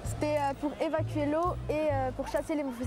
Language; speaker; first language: French; native; French